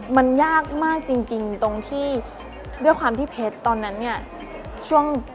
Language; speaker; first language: Thai; native; Thai